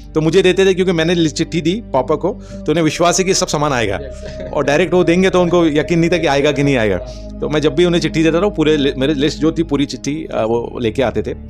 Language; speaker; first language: Hindi; native; Hindi